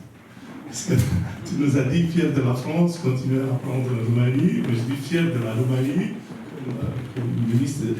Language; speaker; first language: French; non-native, fluent; Romanian